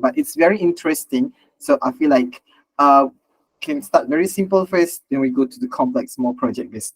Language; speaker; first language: English; non-native, local second language; Malay